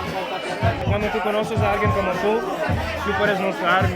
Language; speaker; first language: Spanish; non-native, learner; English